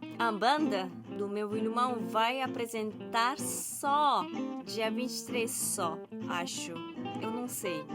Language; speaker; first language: Portuguese; non-native, learner; Japanese